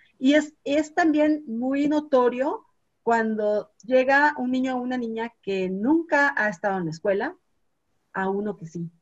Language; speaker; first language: Spanish; native; Spanish